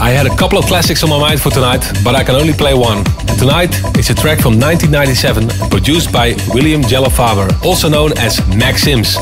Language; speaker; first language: English; non-native, fluent; Dutch